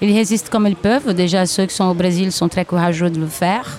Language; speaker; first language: French; non-native, fluent; Portuguese